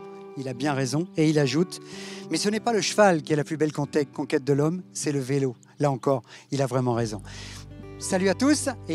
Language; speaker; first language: French; native; French